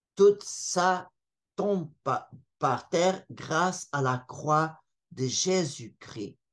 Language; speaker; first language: French; non-native, fluent; Portuguese